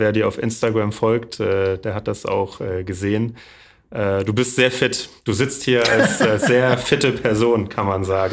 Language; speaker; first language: German; native; German